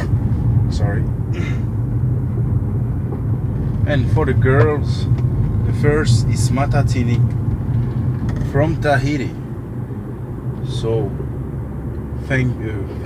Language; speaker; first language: English; non-native, local second language; French